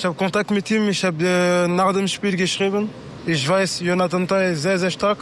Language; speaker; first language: German; non-native, fluent; French